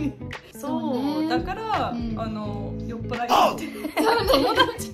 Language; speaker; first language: Japanese; non-native, fluent; English